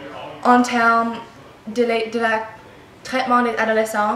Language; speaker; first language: French; non-native, learner; English